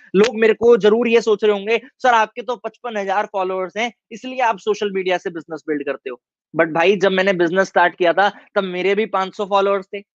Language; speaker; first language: Hindi; native; Hindi